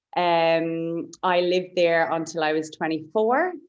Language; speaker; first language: English; native; English